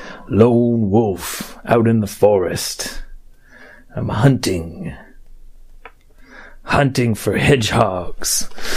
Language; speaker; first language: English; native; English